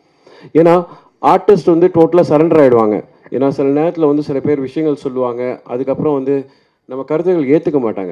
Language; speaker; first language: Tamil; native; Tamil